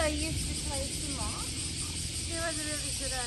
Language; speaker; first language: English; non-native, fluent; Japanese